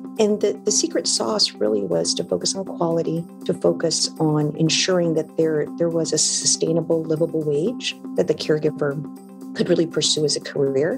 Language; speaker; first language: English; non-native, local second language; Filipino